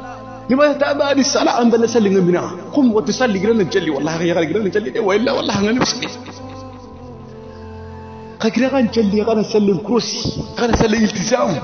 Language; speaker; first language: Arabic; non-native, fluent; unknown